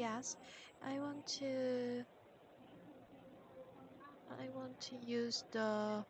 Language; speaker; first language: English; non-native, learner; Korean